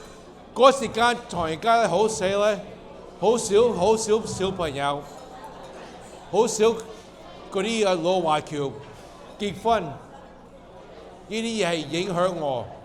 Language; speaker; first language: Cantonese; early bilingual, heritage; Cantonese